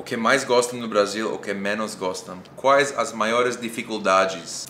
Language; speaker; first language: Portuguese; non-native, fluent; English